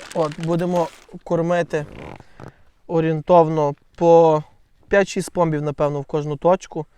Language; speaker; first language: Ukrainian; native; Ukrainian